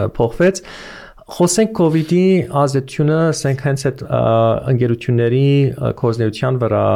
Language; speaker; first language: Armenian; early bilingual, heritage; Armenian